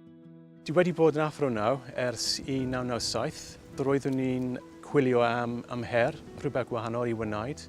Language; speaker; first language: Welsh; non-native, local second language; English